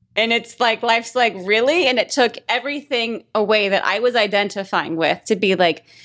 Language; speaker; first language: English; native; English